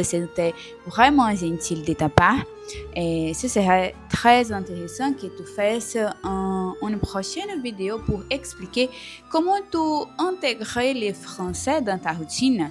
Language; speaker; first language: French; non-native, learner; Portuguese